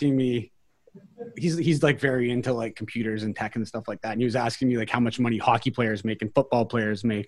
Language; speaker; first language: English; native; English